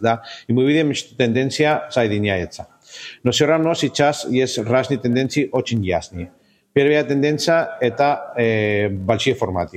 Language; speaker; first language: Russian; non-native, fluent; Spanish